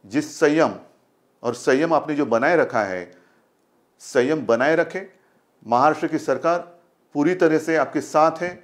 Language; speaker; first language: Hindi; non-native, local second language; Marathi